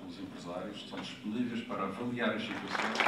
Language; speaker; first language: Portuguese; native; Portuguese